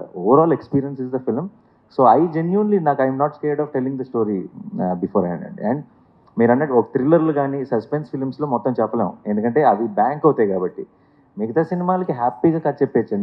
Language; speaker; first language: Telugu; native; Telugu